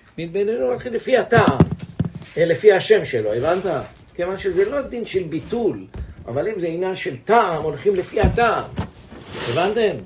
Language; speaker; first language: Hebrew; native; Hebrew